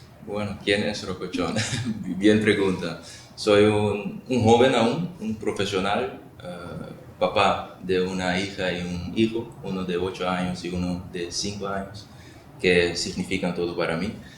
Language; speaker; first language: Spanish; non-native, local second language; Papiamento